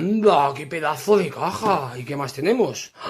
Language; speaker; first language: Spanish; native; Spanish